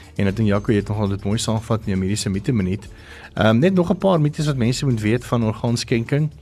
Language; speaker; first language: Afrikaans; native; Afrikaans